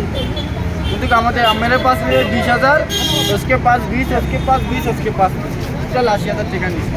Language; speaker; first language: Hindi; non-native, learner; Bangla